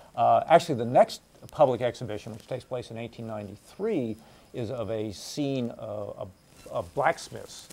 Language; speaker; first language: English; native; English